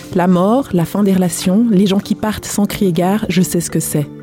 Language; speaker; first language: French; native; French